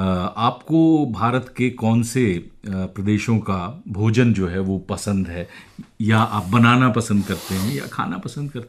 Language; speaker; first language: Hindi; native; Hindi